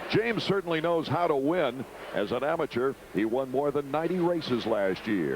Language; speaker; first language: English; native; English